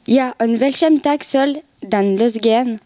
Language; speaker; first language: German; non-native, learner; French